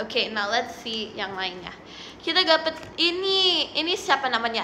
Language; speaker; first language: Indonesian; native; Indonesian